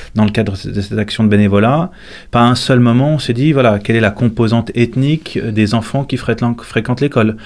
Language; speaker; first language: French; native; French